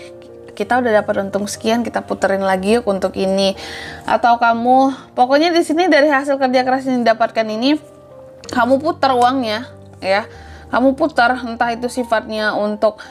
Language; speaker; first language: Indonesian; native; Indonesian